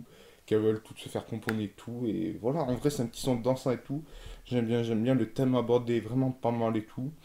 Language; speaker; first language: French; native; French